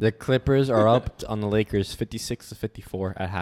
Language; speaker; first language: English; native; English